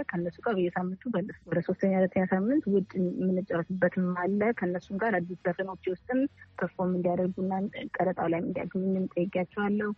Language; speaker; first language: Amharic; native; Amharic